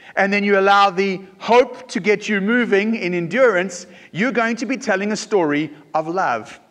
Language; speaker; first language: English; native; English